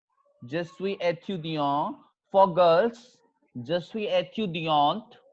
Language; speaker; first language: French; non-native, fluent; Hindi